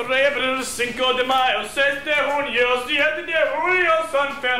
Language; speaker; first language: Spanish; non-native, learner; English